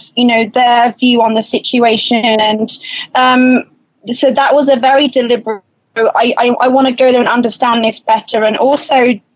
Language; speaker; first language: English; native; English